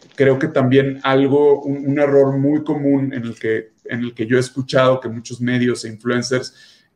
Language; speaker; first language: Spanish; native; Spanish